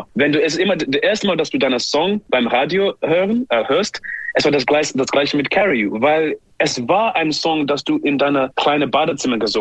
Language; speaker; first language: German; non-native, fluent; English